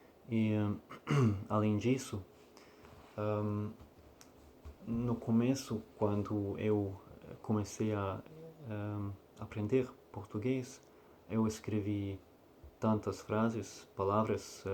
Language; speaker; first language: Portuguese; non-native, learner; Russian